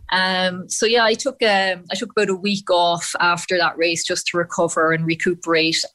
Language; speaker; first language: English; native; English